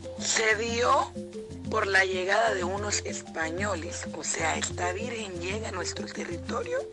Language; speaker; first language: Spanish; native; Spanish